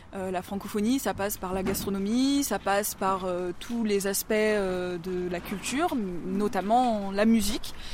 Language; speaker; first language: French; native; French